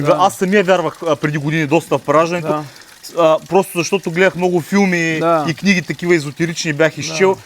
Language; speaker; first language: Bulgarian; native; Bulgarian